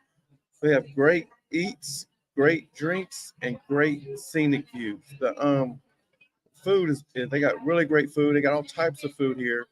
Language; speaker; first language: English; native; English